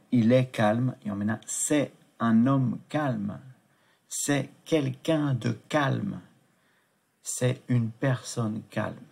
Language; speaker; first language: French; non-native, fluent; Tibetan